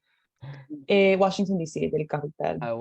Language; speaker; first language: Spanish; non-native, learner; English